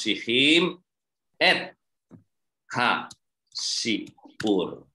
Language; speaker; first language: Hebrew; non-native, fluent; Indonesian